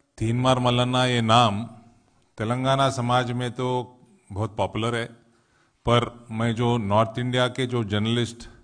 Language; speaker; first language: Hindi; non-native, local second language; Telugu